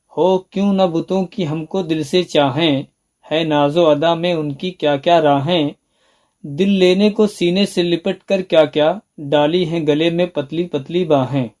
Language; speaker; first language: Urdu; native; Urdu